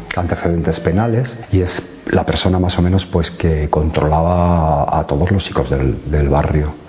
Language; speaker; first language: Spanish; native; Spanish